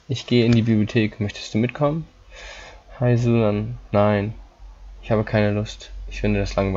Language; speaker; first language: German; non-native, fluent; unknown